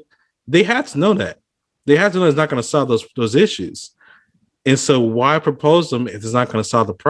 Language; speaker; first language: English; native; English